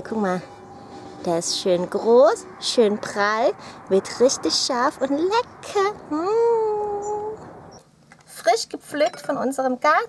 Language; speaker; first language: German; early bilingual, other home language; Thai